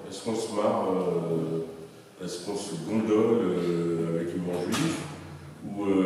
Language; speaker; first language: French; native; French